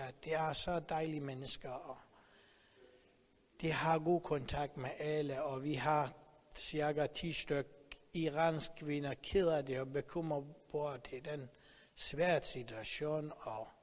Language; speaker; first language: Danish; non-native, learner; Persian